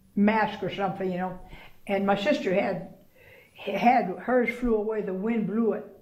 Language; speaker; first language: English; native; English